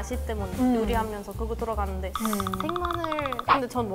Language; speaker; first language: Korean; non-native, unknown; German